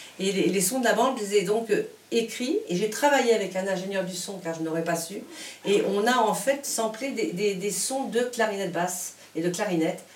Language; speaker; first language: French; native; French